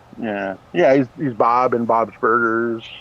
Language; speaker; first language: English; native; English